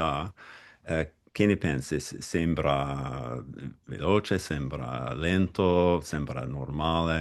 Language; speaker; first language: Italian; non-native, fluent; English